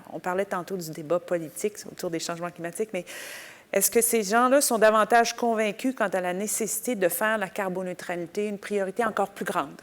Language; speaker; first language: French; native; French